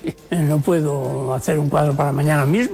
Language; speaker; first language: Spanish; native; Spanish